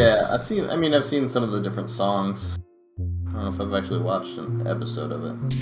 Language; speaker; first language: English; native; English